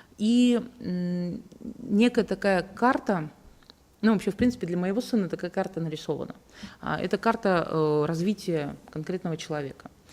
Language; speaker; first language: Russian; native; Russian